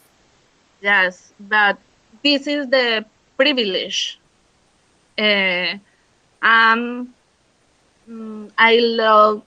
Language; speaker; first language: English; non-native, learner; Spanish